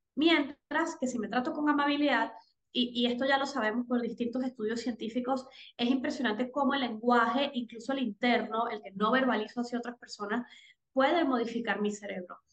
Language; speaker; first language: Spanish; native; Spanish